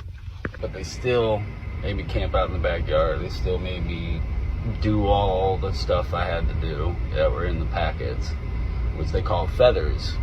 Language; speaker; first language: English; native; English